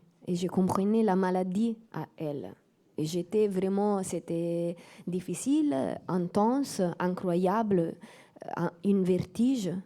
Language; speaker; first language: French; non-native, fluent; Italian